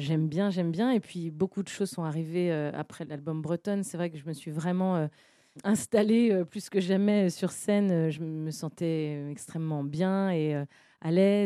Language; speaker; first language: French; native; French